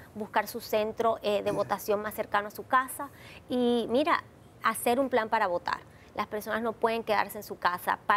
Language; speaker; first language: Spanish; native; Spanish